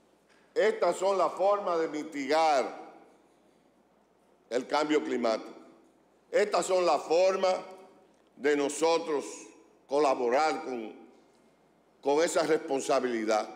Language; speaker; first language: Spanish; native; Spanish